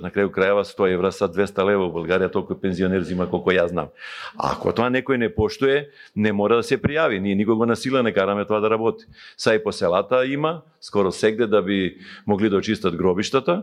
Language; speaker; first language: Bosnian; non-native, local second language; Bulgarian